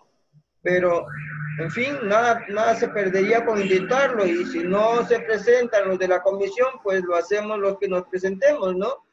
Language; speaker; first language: Spanish; native; Spanish